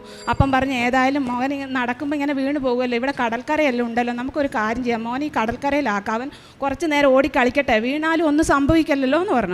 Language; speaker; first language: Malayalam; native; Malayalam